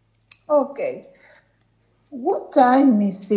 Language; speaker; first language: English; non-native, learner; Spanish